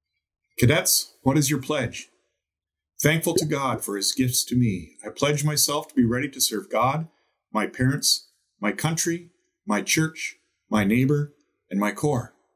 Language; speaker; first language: English; native; English